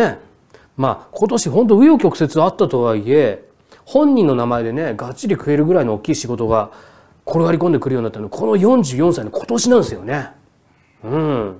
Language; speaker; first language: Japanese; native; Japanese